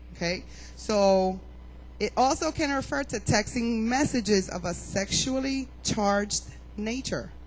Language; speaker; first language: English; early bilingual, other home language; Spanish